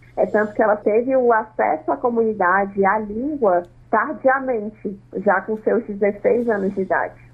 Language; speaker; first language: Portuguese; non-native, local second language; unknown